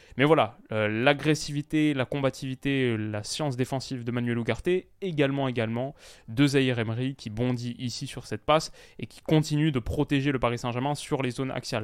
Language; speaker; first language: French; native; French